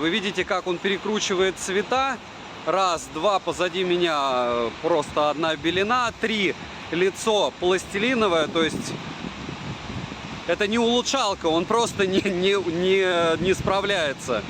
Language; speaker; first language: Russian; native; Russian